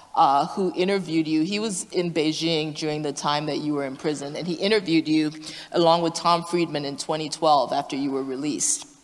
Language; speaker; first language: English; native; English